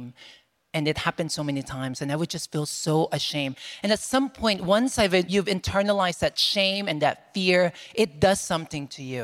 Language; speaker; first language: English; non-native, local second language; Filipino